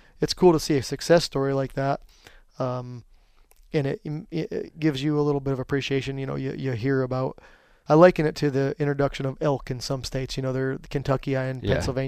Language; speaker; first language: English; native; English